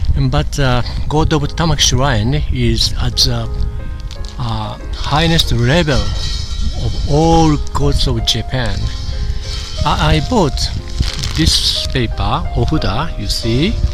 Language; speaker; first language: English; non-native, fluent; Japanese